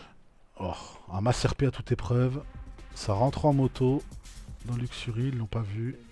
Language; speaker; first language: French; native; French